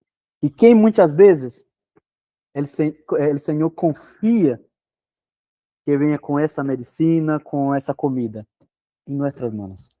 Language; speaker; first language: Spanish; non-native, fluent; Portuguese